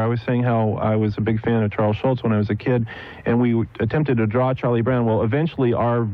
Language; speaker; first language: English; native; English